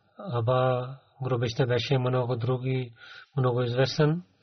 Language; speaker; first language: Bulgarian; non-native, learner; Urdu